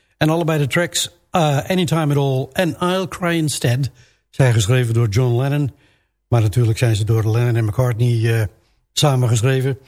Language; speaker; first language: Dutch; native; Dutch